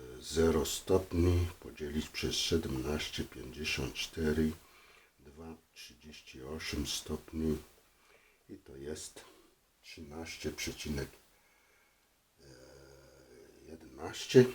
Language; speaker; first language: Polish; non-native, learner; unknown